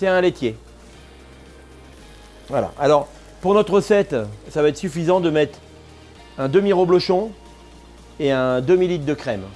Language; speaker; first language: French; native; French